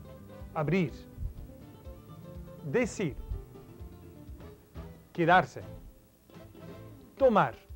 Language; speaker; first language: Spanish; non-native, fluent; English